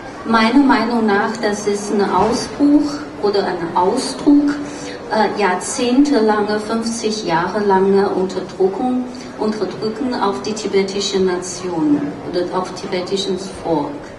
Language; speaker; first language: German; non-native, fluent; Chinese